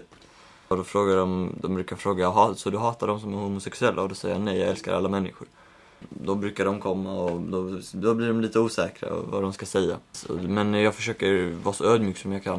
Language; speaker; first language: Swedish; native; Swedish